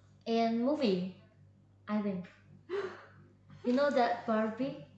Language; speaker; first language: English; non-native, learner; Indonesian